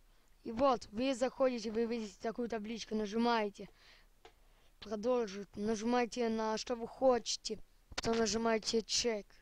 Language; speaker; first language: Russian; early bilingual, heritage; Russian